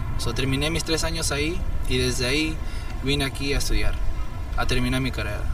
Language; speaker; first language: Spanish; early bilingual, heritage; Spanish